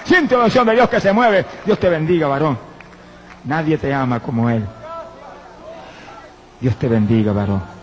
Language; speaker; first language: Spanish; native; Spanish